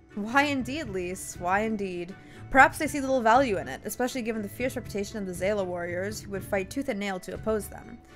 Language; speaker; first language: English; native; English